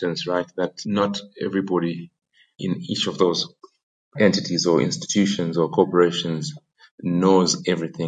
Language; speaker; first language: English; non-native, local second language; Shona